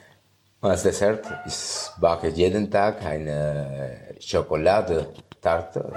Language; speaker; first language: German; non-native, fluent; Spanish